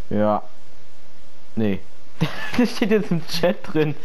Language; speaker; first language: German; native; German